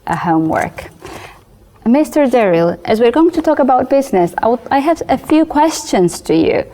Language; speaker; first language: English; non-native, fluent; Georgian